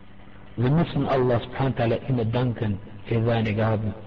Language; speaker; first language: German; non-native, fluent; Arabic